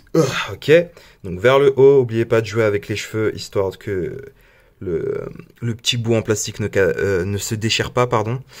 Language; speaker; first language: French; native; French